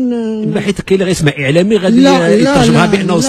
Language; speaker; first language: Arabic; native; Arabic